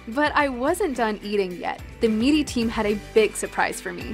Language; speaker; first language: English; native; English